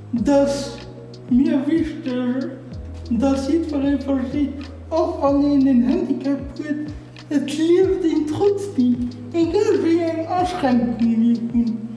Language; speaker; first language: German; non-native, local second language; Luxembourgish